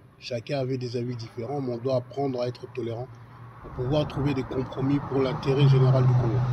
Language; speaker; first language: French; non-native, local second language; Lingala